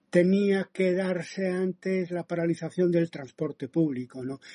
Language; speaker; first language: Spanish; native; Spanish